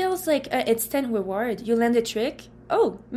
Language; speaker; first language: English; non-native, fluent; French